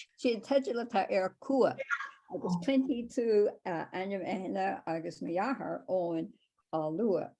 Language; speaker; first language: Irish; native; Irish